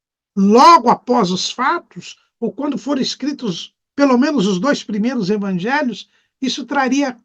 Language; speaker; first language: Portuguese; native; Portuguese